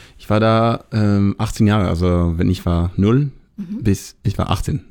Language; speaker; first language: German; non-native, learner; Hebrew